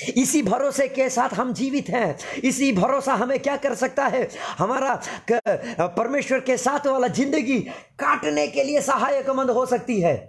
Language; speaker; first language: Hindi; non-native, local second language; Telugu